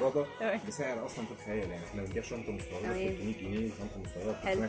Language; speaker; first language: Arabic; native; Arabic